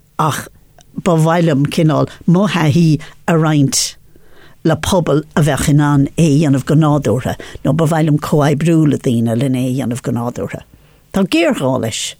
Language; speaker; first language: Irish; non-native, local second language; English